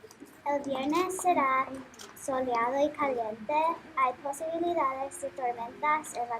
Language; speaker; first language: Spanish; non-native, learner; English